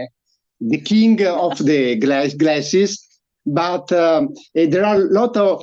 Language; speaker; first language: English; non-native, learner; Italian